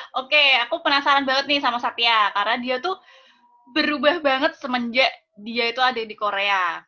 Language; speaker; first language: Indonesian; native; Indonesian